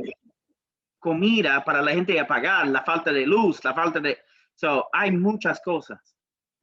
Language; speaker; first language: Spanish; non-native, learner; English